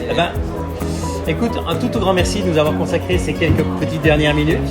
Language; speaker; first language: French; native; French